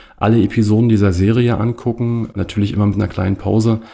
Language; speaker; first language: German; native; German